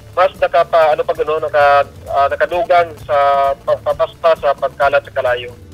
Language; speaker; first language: Cebuano; native; Cebuano